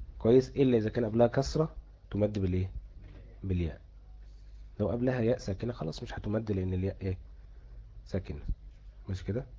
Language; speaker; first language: Arabic; native; Arabic